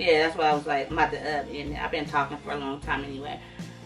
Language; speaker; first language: English; native; English